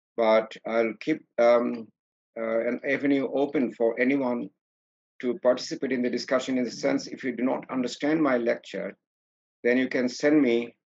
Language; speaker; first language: English; non-native, local second language; Sylheti